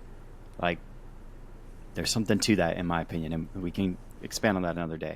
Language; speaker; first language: English; native; English